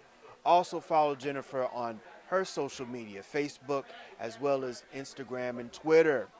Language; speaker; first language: English; native; English